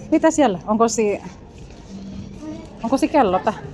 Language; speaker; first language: Finnish; non-native, learner; Bikol